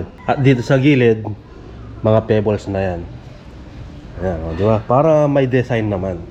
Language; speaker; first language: Filipino; native; Filipino